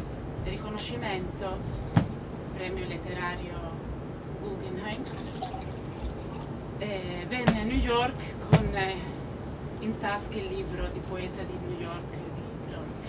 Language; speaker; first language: Italian; non-native, fluent; Spanish